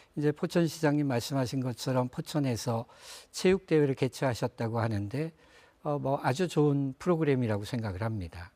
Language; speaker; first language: Korean; native; Korean